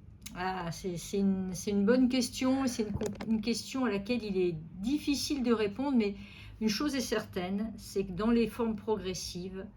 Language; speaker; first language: French; native; French